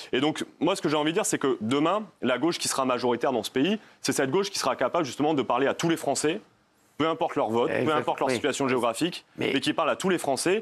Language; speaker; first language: French; native; French